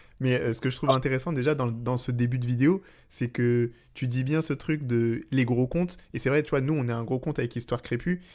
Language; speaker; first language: French; native; French